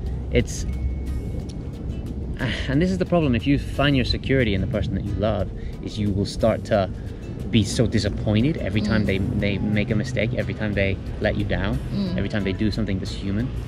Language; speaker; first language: English; native; English